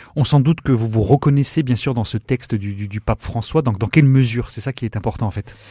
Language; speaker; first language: French; native; French